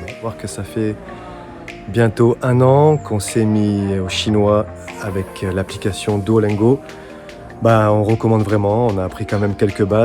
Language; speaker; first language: French; native; French